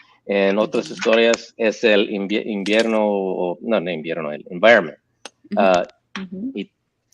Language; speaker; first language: Spanish; early bilingual, heritage; English